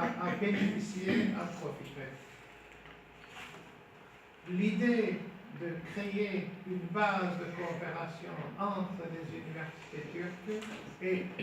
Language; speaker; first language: French; non-native, fluent; Turkish